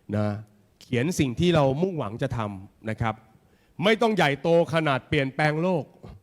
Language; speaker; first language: Thai; native; Thai